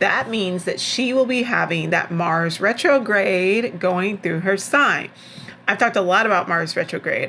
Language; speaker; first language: English; native; English